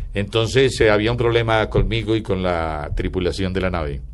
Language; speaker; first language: Spanish; native; Spanish